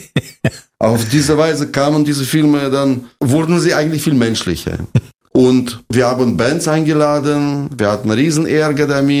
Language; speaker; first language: German; non-native, fluent; Russian